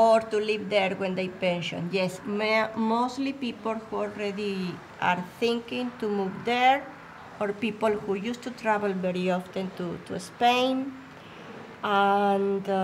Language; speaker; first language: English; non-native, learner; Spanish